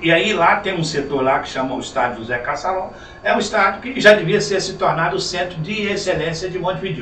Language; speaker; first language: Portuguese; native; Portuguese